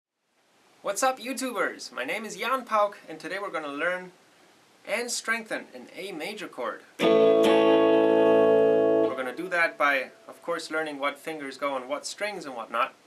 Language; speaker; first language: English; native; English